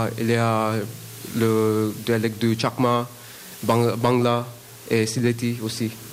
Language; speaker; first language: French; non-native, learner; Bangla